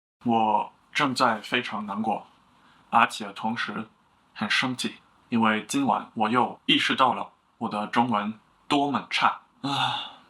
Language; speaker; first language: Chinese; non-native, learner; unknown